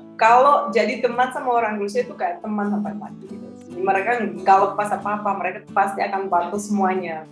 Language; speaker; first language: Indonesian; non-native, fluent; Russian